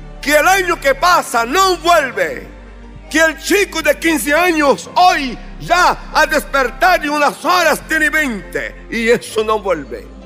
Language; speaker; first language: Spanish; non-native, fluent; Portuguese